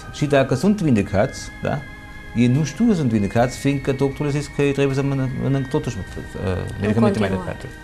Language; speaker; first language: Romanian; non-native, fluent; German